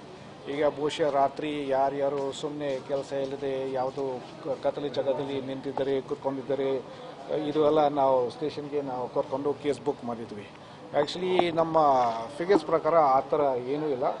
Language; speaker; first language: Kannada; non-native, fluent; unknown